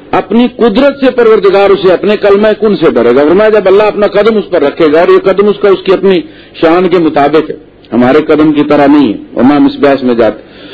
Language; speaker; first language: Urdu; non-native, local second language; Punjabi